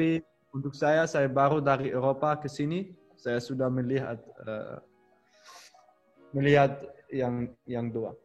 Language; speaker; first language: Indonesian; non-native, learner; Dutch